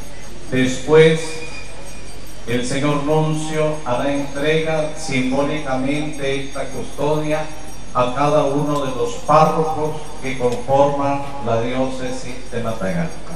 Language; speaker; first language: Spanish; native; Spanish